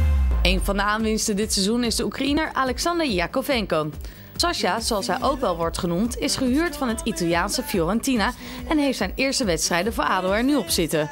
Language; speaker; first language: Dutch; native; Dutch